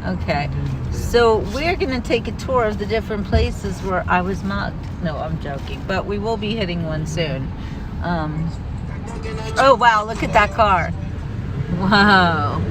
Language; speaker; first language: English; native; English